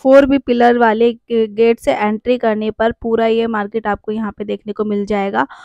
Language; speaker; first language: Hindi; native; Hindi